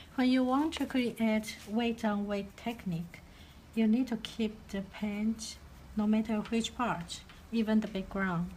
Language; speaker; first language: English; non-native, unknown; Chinese